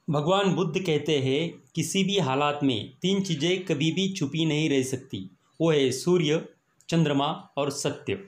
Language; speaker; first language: Hindi; non-native, local second language; Marathi